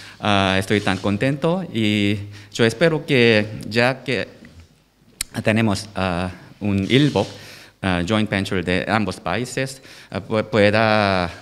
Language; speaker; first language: Spanish; non-native, learner; Korean